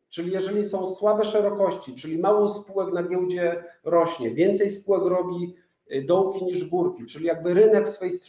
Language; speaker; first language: Polish; native; Polish